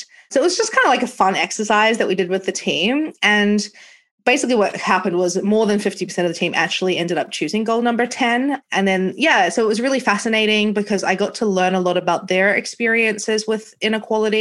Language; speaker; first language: English; native; English